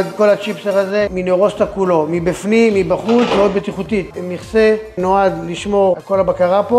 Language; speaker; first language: Hebrew; native; Hebrew